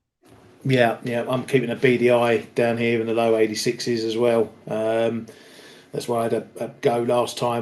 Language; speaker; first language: English; native; English